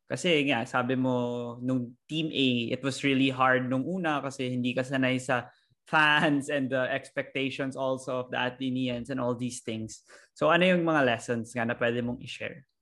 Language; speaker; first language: Filipino; native; Filipino